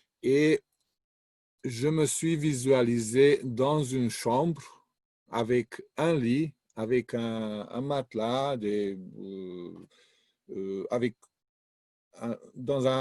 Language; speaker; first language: French; non-native, fluent; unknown